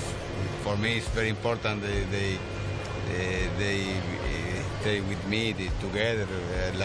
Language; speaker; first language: English; non-native, learner; Spanish